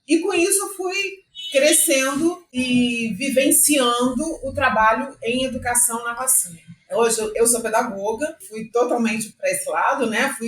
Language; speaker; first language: Portuguese; native; Portuguese